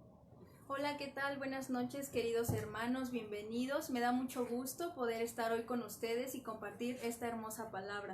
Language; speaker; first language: Spanish; native; Spanish